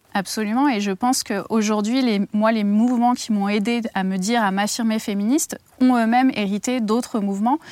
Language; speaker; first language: French; native; French